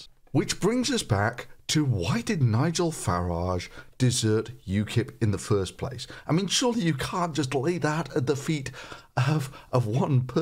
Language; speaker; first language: English; native; English